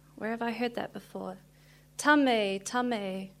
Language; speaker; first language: English; native; English